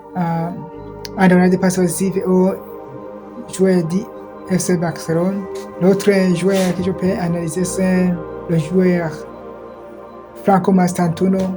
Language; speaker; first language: French; non-native, local second language; Kinyarwanda